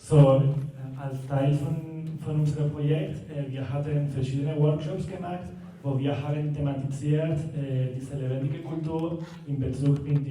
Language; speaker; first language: German; non-native, learner; Spanish